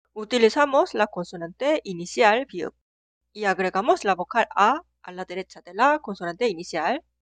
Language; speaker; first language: Spanish; non-native, fluent; Korean